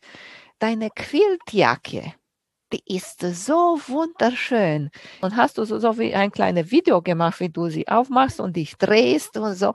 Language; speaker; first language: German; native; German